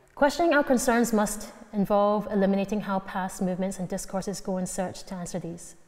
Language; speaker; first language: English; native; English